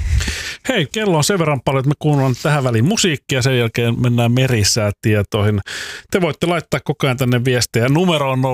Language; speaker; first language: Finnish; native; Finnish